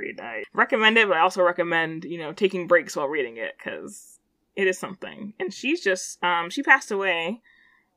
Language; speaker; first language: English; native; English